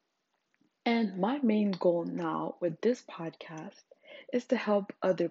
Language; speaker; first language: English; non-native, local second language; Shona